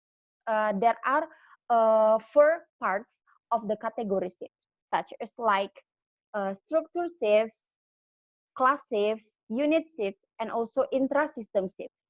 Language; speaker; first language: English; non-native, learner; Indonesian